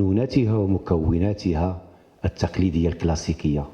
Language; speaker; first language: Arabic; native; Arabic